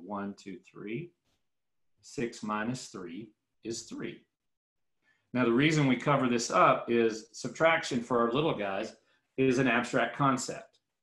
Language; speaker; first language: English; native; English